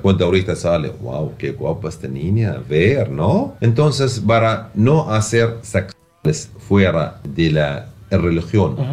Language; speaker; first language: Spanish; non-native, learner; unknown